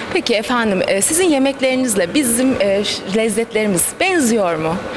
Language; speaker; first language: Turkish; native; Turkish